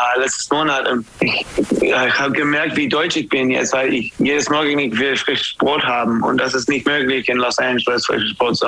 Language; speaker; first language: German; non-native, learner; English